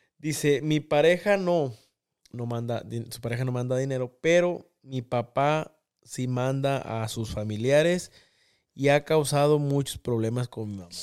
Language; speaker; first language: Spanish; native; Spanish